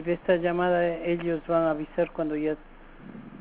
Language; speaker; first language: Spanish; native; Spanish